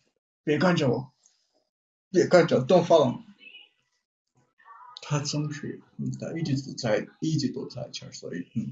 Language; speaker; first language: Chinese; non-native, learner; Japanese